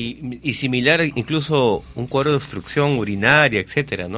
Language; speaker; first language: Spanish; native; Spanish